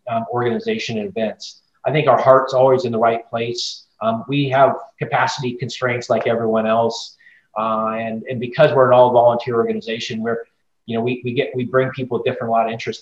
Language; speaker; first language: English; native; English